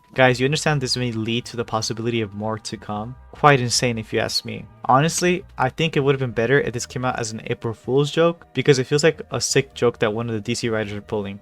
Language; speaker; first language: English; native; English